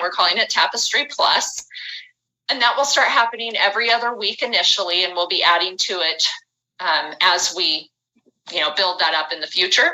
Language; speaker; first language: English; native; English